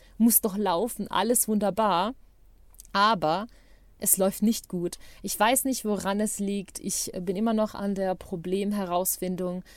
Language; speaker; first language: German; non-native, fluent; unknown